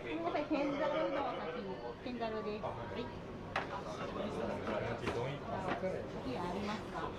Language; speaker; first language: Japanese; native; Japanese